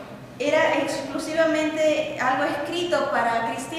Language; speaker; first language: Spanish; native; Spanish